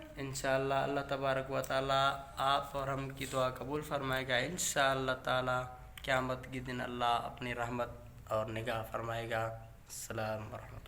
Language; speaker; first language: Urdu; non-native, local second language; Sindhi